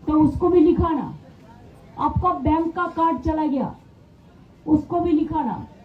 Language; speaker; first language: Hindi; non-native, local second language; Bangla